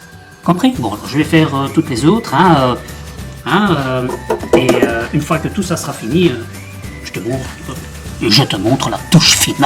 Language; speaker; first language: French; native; French